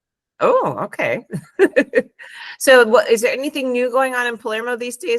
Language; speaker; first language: English; non-native, fluent; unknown